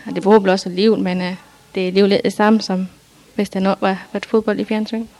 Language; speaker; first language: Danish; native; Danish